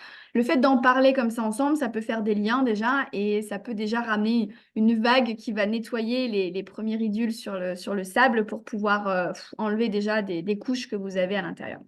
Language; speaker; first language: French; native; French